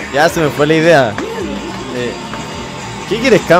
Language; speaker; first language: Spanish; native; Spanish